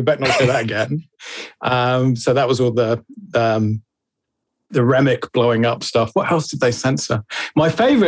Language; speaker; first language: English; native; English